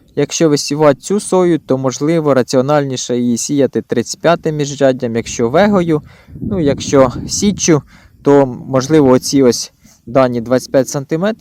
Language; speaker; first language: Ukrainian; native; Ukrainian